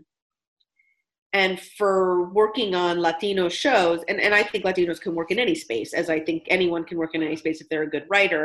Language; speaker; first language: English; native; English